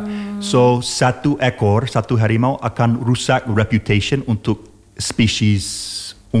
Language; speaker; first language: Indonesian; non-native, learner; English